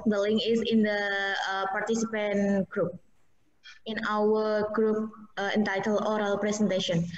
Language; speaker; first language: English; non-native, learner; Indonesian